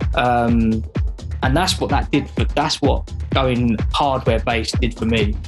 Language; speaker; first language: English; native; English